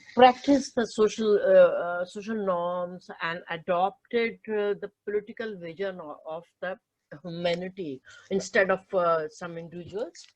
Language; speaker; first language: English; non-native, local second language; Urdu